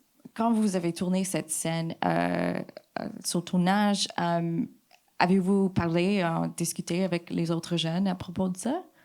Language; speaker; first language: French; non-native, fluent; English